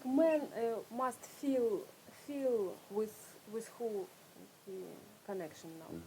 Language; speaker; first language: English; non-native, learner; Russian